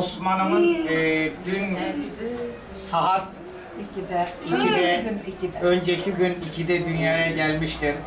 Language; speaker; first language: Turkish; native; Turkish